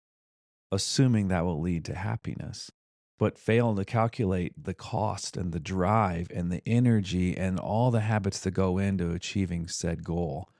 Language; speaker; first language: English; native; English